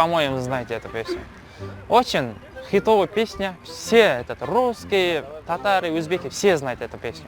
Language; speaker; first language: Russian; non-native, local second language; Kazakh